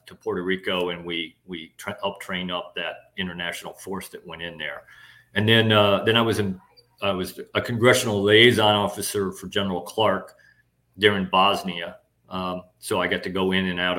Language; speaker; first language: English; native; English